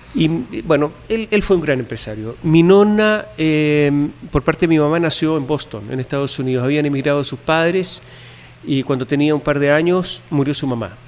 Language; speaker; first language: Spanish; native; Spanish